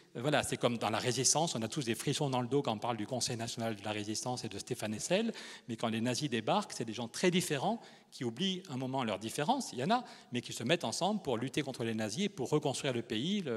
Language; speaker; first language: French; native; French